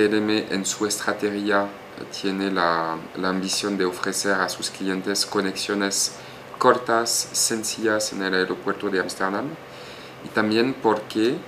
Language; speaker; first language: Spanish; non-native, fluent; French